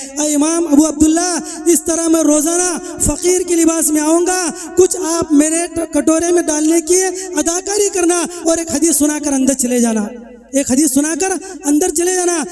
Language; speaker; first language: Urdu; native; Urdu